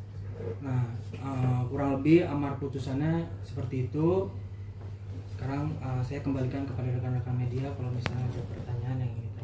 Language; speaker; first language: Indonesian; native; Indonesian